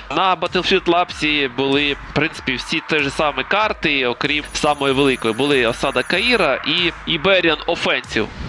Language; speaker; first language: Ukrainian; non-native, local second language; Russian